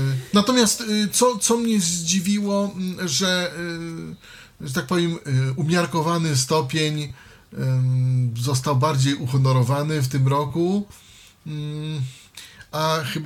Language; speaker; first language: Polish; native; Polish